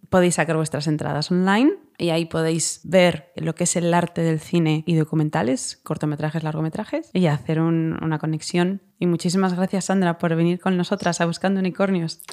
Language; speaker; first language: Spanish; native; Spanish